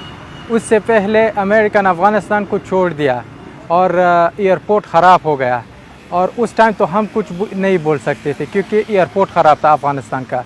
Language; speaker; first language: Hindi; non-native, fluent; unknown